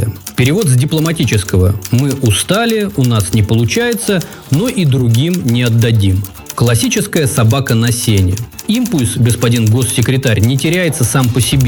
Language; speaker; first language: Russian; native; Russian